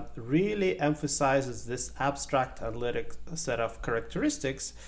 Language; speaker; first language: English; non-native, fluent; Ukrainian